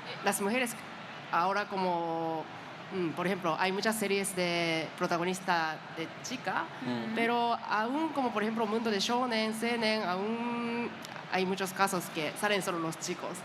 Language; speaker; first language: Spanish; non-native, learner; Japanese